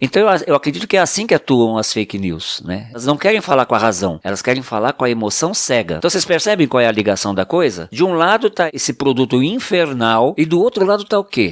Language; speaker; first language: Portuguese; native; Portuguese